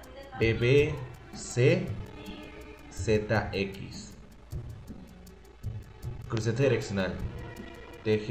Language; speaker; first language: Spanish; native; Spanish